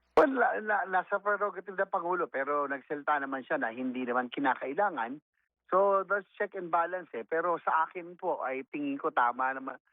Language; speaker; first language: Filipino; native; Filipino